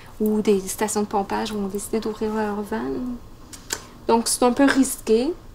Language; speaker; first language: French; native; French